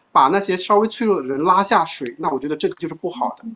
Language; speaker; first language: Chinese; native; Chinese